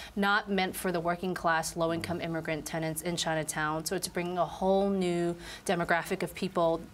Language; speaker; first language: English; native; English